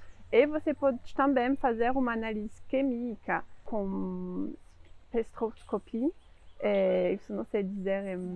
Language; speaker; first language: Portuguese; non-native, fluent; French